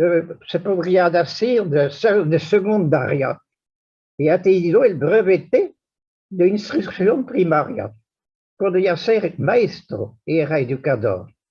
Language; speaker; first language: Spanish; non-native, fluent; French